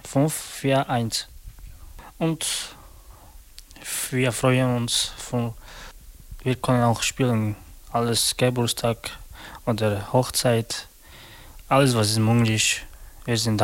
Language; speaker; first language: German; non-native, learner; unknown